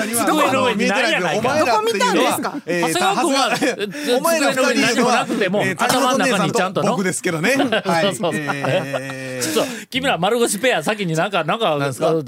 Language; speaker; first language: Japanese; native; Japanese